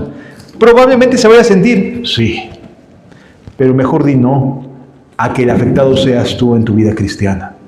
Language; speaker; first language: Spanish; native; Spanish